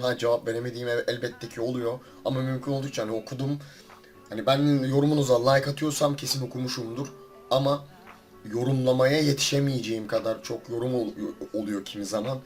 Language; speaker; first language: Turkish; native; Turkish